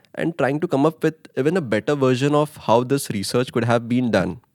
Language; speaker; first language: English; non-native, local second language; Hindi